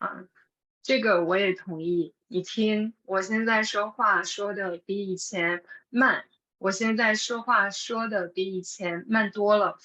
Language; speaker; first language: Chinese; non-native, fluent; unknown